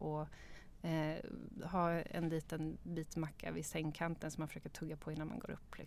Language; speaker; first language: Swedish; native; Swedish